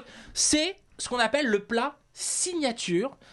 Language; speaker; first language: French; native; French